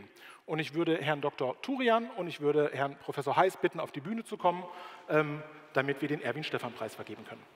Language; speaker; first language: German; native; German